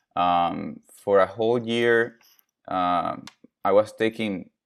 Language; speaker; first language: English; non-native, fluent; Spanish